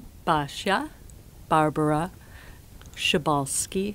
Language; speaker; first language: Polish; early bilingual, heritage; English